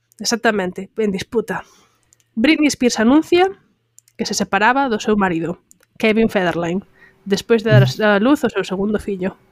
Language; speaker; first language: Galician; non-native, local second language; Spanish